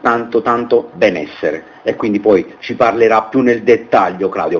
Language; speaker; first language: Italian; native; Italian